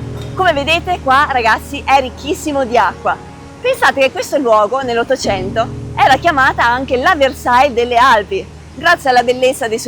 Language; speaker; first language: Italian; native; Italian